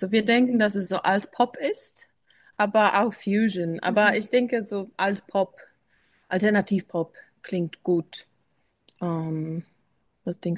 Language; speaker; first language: German; non-native, learner; English